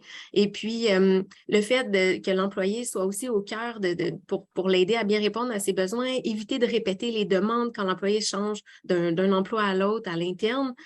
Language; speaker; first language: French; native; French